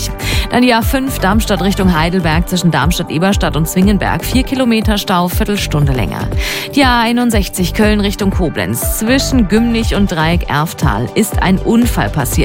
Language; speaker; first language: German; native; German